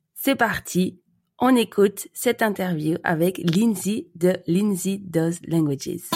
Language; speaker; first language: French; native; French